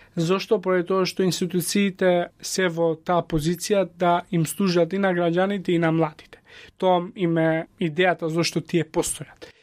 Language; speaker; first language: Macedonian; non-native, local second language; Albanian